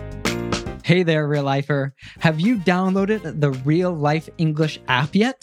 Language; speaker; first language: English; native; English